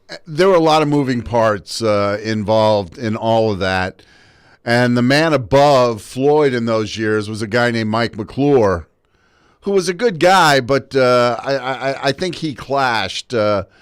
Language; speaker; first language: English; native; English